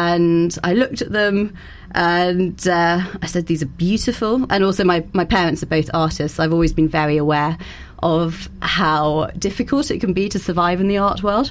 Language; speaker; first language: English; native; English